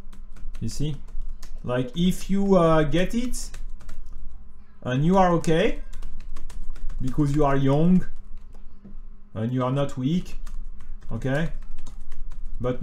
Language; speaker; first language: English; non-native, fluent; French